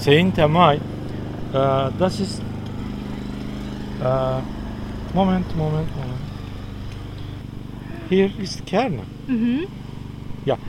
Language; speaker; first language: German; non-native, learner; Turkish